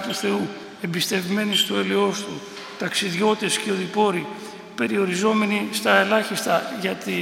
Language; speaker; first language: Greek; native; Greek